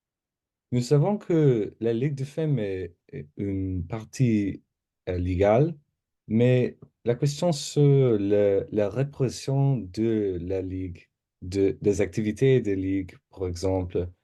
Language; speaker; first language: French; non-native, learner; English